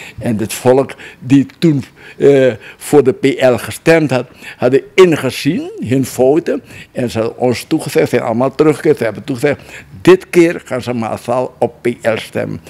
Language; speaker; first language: Dutch; non-native, local second language; Javanese